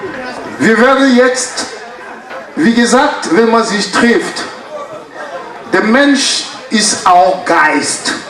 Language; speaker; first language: German; non-native, fluent; French